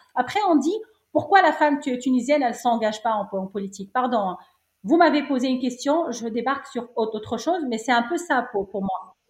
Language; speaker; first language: French; non-native, local second language; Arabic